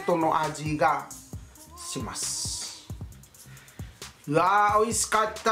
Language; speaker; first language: Japanese; non-native, learner; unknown